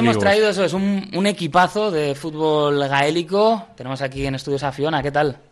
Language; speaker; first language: Spanish; native; Spanish